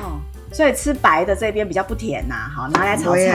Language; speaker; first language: Chinese; native; Chinese